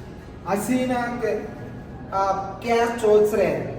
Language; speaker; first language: Hindi; non-native, local second language; Telugu